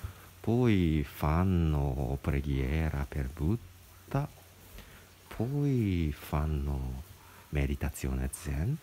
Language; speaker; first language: Italian; non-native, learner; Japanese